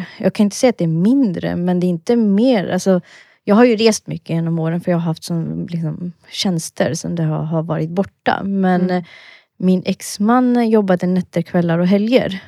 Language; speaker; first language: Swedish; early bilingual, other home language; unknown